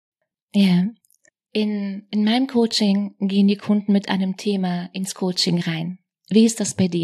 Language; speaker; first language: German; native; German